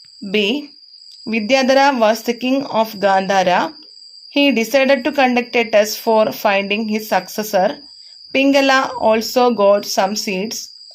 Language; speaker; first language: English; non-native, local second language; Malayalam